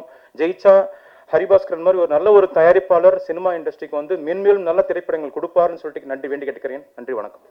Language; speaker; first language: Tamil; native; Tamil